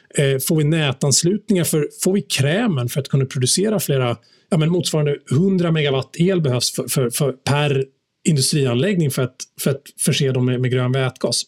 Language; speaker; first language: Swedish; native; Swedish